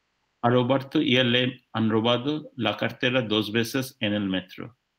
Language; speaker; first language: Spanish; non-native, learner; English